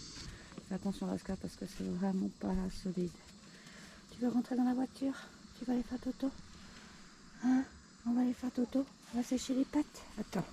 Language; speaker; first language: French; native; French